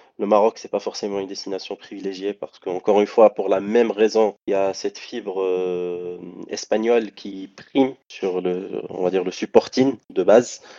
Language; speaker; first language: French; non-native, local second language; Arabic